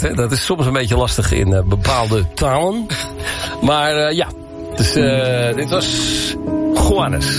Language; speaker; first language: Dutch; native; Dutch